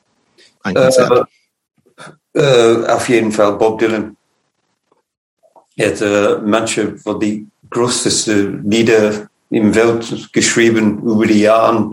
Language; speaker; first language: German; non-native, fluent; English